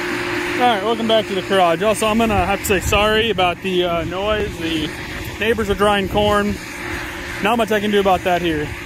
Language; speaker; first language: English; native; English